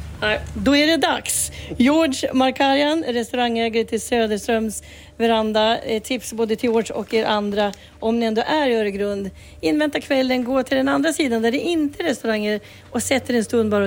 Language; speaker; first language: Swedish; native; Swedish